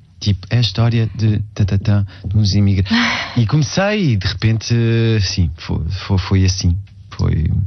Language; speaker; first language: Portuguese; early bilingual, heritage; Portuguese